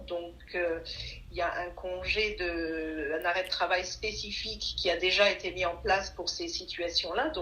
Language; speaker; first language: French; native; French